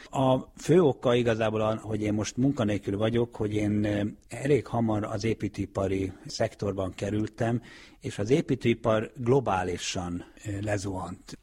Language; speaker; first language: Hungarian; early bilingual, heritage; Hungarian